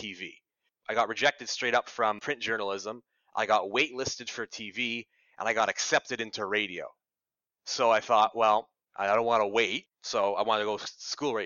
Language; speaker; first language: English; native; English